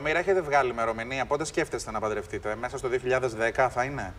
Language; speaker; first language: Greek; native; Greek